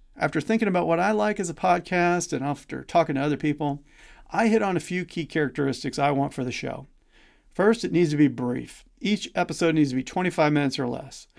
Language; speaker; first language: English; native; English